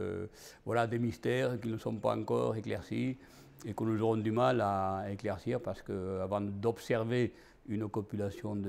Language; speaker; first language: French; native; French